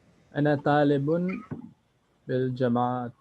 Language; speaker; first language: Arabic; non-native, learner; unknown